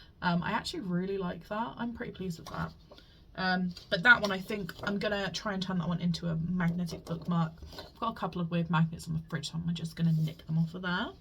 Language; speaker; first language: English; native; English